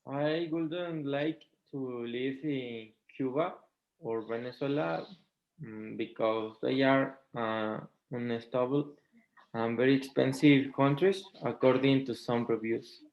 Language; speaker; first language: English; non-native, learner; Spanish